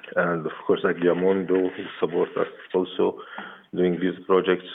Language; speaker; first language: English; non-native, fluent; Arabic